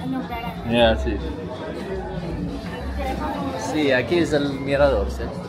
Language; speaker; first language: Spanish; non-native, learner; Swedish